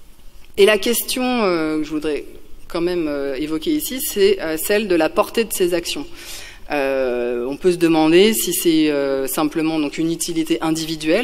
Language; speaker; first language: French; native; French